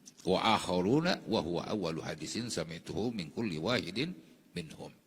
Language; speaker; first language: Arabic; non-native, fluent; Indonesian